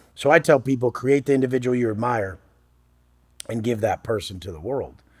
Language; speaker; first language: English; native; English